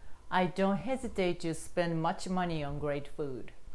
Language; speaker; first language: English; non-native, fluent; Japanese